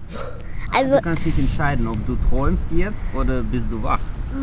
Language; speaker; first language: German; early bilingual, other home language; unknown